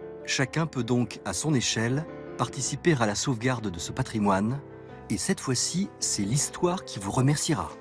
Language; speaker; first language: French; native; French